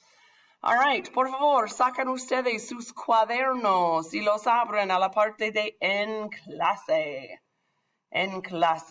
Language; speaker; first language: Spanish; non-native, fluent; English